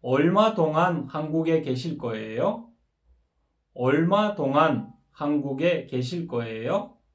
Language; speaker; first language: Korean; non-native, fluent; Kyrgyz